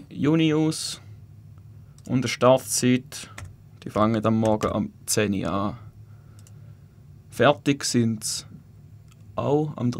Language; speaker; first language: German; native; German